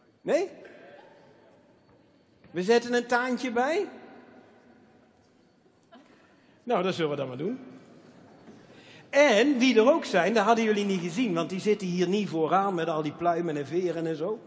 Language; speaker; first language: Dutch; native; Dutch